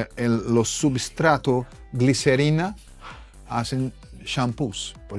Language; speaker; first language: Spanish; non-native, fluent; Portuguese